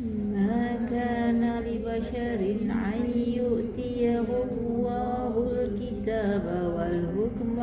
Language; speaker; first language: Arabic; non-native, learner; Malay